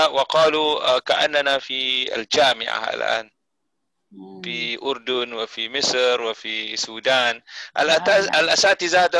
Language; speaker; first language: Arabic; non-native, fluent; Malay